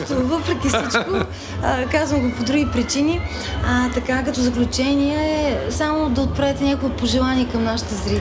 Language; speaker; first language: Bulgarian; native; Bulgarian